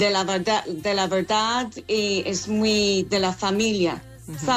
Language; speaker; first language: Spanish; non-native, fluent; English